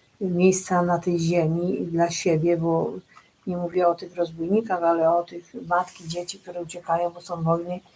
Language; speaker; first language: Polish; native; Polish